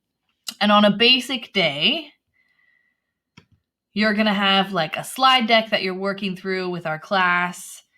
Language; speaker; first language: English; native; English